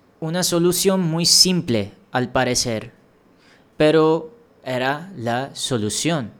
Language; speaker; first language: Spanish; non-native, fluent; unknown